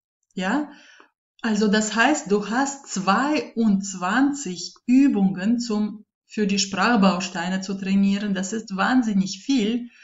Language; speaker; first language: German; non-native, fluent; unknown